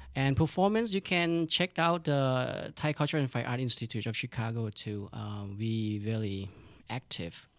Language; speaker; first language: English; non-native, learner; Thai